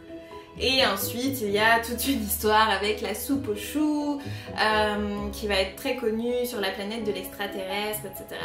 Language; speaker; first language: French; native; French